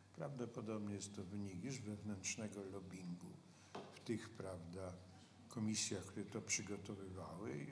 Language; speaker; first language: Polish; native; Polish